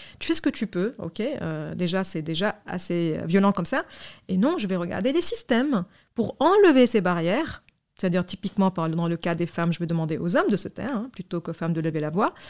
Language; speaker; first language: French; non-native, local second language; Arabic